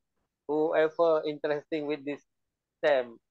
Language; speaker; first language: English; non-native, learner; Indonesian